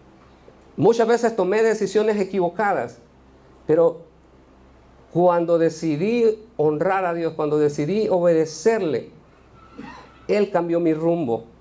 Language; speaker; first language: Spanish; native; Spanish